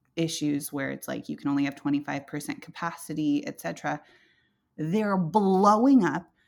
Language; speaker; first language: English; native; English